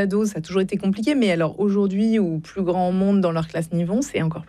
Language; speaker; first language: French; native; French